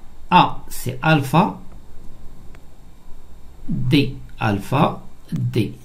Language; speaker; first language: French; non-native, local second language; Arabic